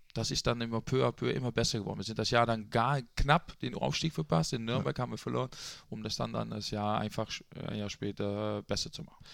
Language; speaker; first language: German; non-native, fluent; Dutch